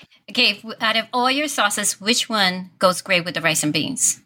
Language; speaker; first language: English; early bilingual, other home language; Spanish